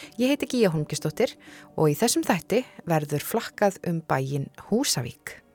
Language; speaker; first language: Icelandic; native; Icelandic